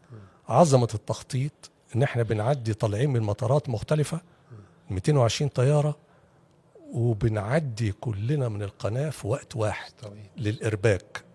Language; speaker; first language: Arabic; native; Arabic